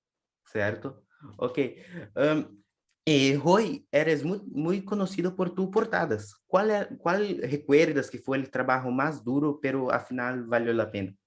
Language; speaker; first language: Spanish; non-native, learner; Portuguese